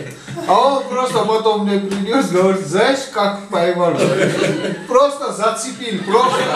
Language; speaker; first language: Russian; non-native, learner; Georgian